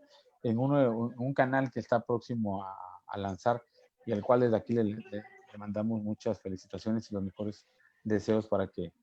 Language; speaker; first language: Spanish; native; Spanish